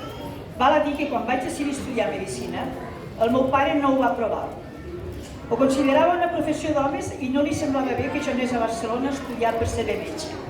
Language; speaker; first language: Catalan; native; Catalan